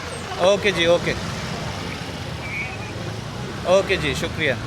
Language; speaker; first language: Hindi; non-native, learner; Bangla